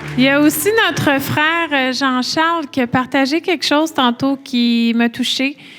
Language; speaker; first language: French; native; French